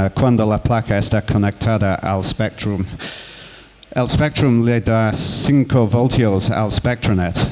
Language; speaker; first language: Spanish; non-native, learner; English